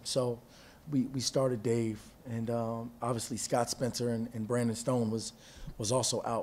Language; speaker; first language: English; native; English